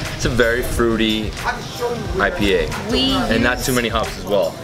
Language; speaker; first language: English; native; English